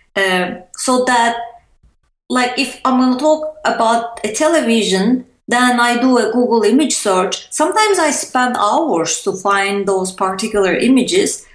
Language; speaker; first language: English; non-native, fluent; Turkish